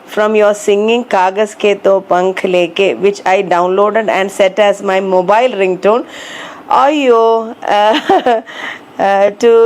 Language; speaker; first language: English; non-native, local second language; Malayalam